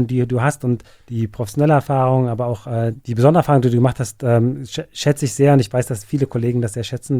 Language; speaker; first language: German; native; German